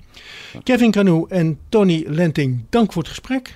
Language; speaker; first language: Dutch; native; Dutch